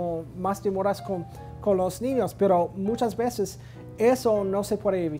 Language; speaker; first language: Spanish; non-native, fluent; English